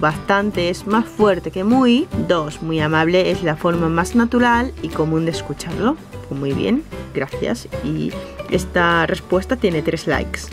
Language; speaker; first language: Spanish; non-native, fluent; Japanese